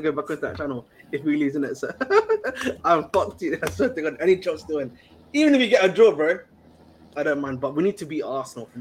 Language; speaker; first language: English; native; English